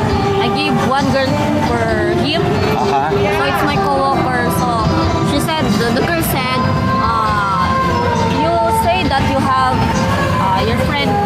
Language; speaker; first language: English; non-native, learner; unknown